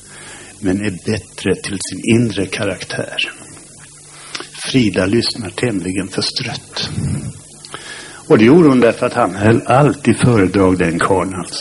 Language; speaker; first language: Swedish; native; Swedish